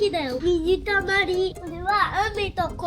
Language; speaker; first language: Japanese; native; Japanese